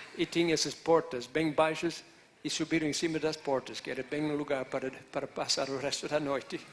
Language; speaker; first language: Portuguese; non-native, fluent; English